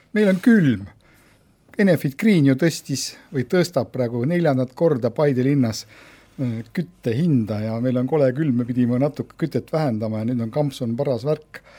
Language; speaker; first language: Estonian; native; Estonian